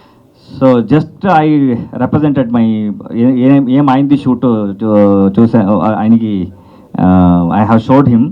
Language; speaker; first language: Telugu; non-native, learner; Kannada